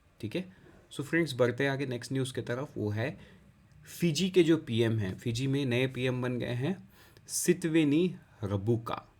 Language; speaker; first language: Hindi; non-native, local second language; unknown